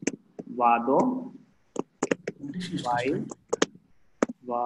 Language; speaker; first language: Italian; non-native, learner; Hindi